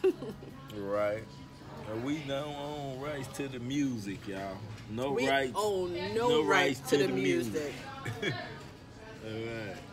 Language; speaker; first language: English; native; English